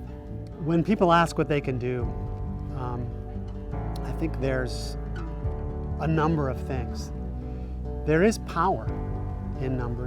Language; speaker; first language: English; native; English